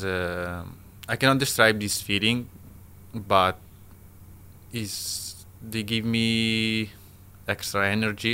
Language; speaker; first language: English; non-native, learner; Italian